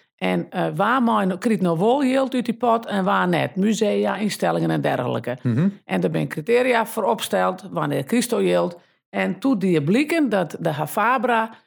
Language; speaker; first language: Dutch; non-native, local second language; Western Frisian